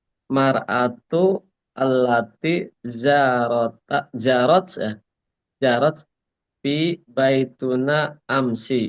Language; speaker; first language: Arabic; non-native, learner; Indonesian